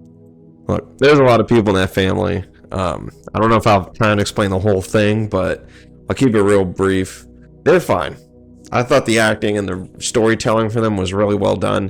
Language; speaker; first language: English; native; English